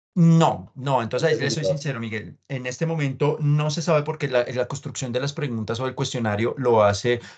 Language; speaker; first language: Spanish; native; Spanish